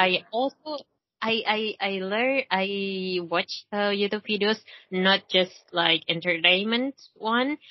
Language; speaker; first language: English; non-native, learner; Indonesian